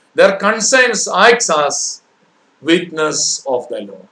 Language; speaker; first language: English; non-native, local second language; Malayalam